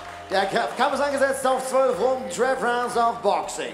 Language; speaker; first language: German; native; German